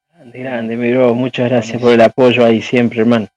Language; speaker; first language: Spanish; native; Spanish